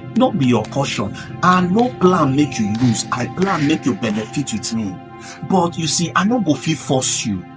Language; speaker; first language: Nigerian Pidgin; non-native, local second language; Igbo